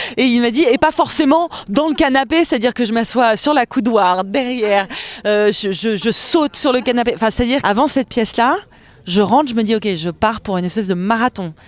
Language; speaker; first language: French; native; French